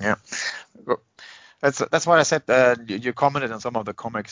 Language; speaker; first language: English; non-native, fluent; Finnish